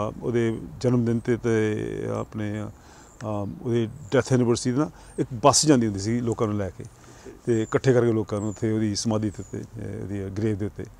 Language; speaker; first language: Punjabi; early bilingual, heritage; Punjabi